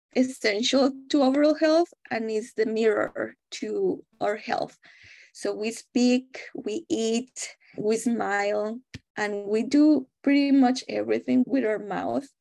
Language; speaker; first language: English; non-native, fluent; Spanish